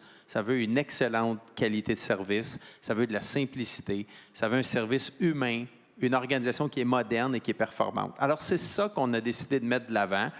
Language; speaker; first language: French; native; French